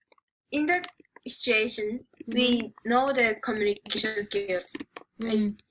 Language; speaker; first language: English; non-native, learner; Japanese